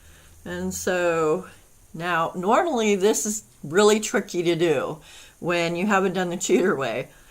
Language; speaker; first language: English; native; English